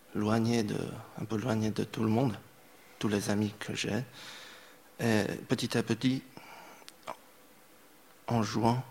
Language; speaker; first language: French; non-native, fluent; Chinese